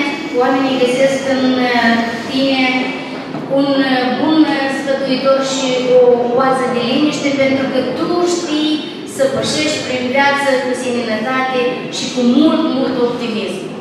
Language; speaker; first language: Romanian; native; Romanian